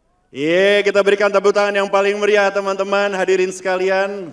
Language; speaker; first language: Indonesian; native; Indonesian